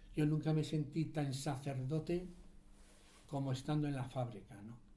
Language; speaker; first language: Spanish; native; Spanish